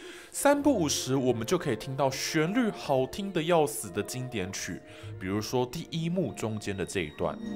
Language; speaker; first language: Chinese; native; Chinese